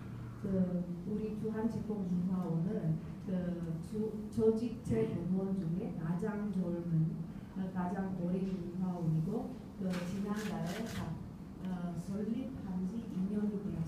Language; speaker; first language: Korean; non-native, fluent; Czech